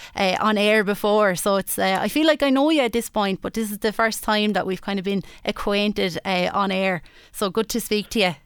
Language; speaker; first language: English; native; English